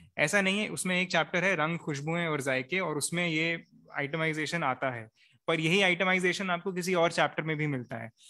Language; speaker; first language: Hindi; native; Hindi